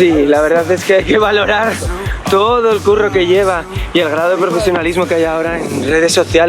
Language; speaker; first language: Spanish; native; Spanish